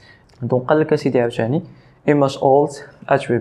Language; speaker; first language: Arabic; native; Arabic